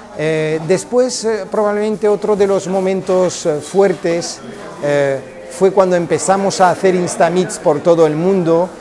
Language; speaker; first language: Spanish; early bilingual, heritage; Spanish